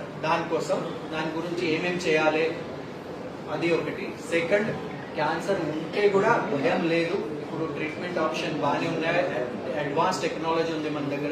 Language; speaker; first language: Telugu; non-native, fluent; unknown